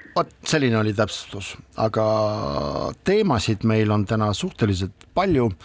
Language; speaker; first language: Estonian; non-native, local second language; Russian